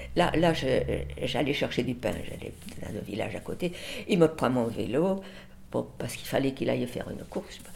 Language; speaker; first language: French; early bilingual, other home language; Spanish